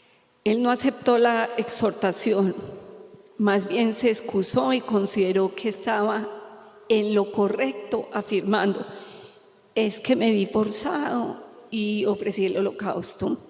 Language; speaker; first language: Spanish; native; Spanish